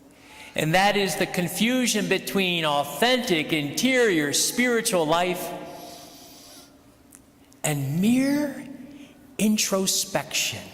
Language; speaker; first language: English; native; English